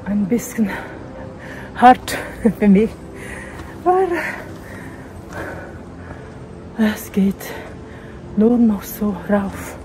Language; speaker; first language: German; non-native, learner; Tibetan